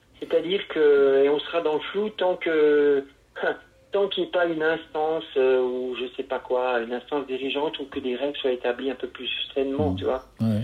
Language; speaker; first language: French; native; French